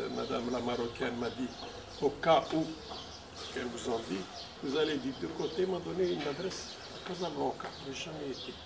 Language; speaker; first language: French; non-native, local second language; Arabic